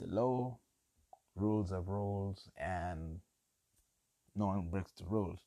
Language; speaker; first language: English; non-native, local second language; Ganda